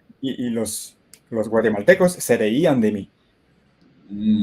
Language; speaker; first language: Spanish; non-native, fluent; English